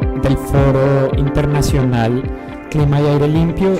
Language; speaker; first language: Spanish; native; Spanish